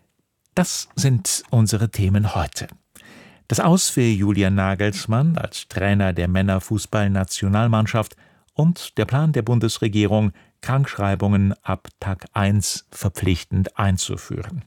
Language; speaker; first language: German; native; German